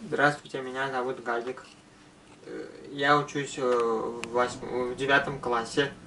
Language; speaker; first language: Russian; early bilingual, other home language; Armenian